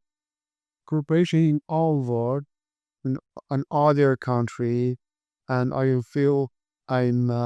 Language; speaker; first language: English; non-native, learner; Persian